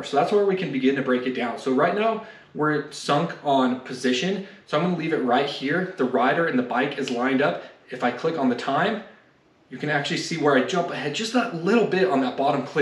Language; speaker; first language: English; native; English